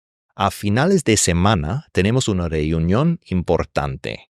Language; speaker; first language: Spanish; non-native, fluent; English